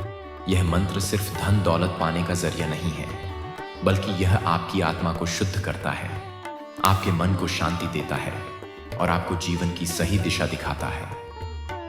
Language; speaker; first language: Hindi; native; Hindi